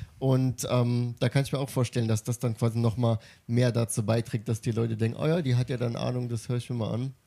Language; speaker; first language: German; native; German